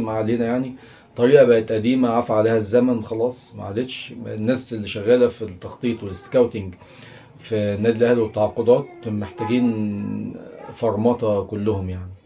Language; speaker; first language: Arabic; native; Arabic